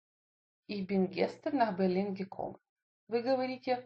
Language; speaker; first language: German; non-native, fluent; Russian